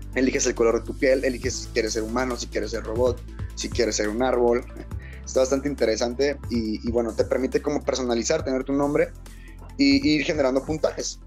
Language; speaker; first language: Spanish; native; Spanish